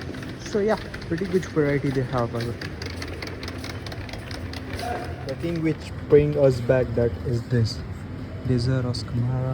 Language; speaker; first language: English; non-native, local second language; Hindi